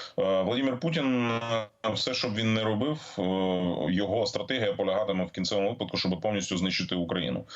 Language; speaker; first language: Ukrainian; native; Ukrainian